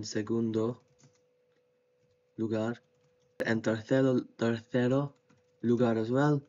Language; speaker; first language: Spanish; non-native, learner; English